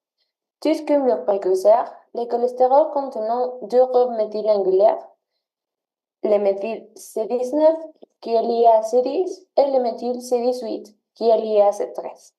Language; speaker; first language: French; non-native, learner; Spanish